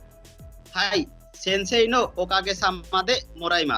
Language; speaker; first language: Japanese; non-native, learner; Bangla